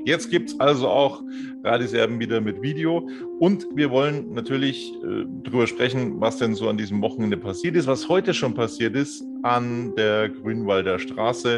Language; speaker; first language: German; native; German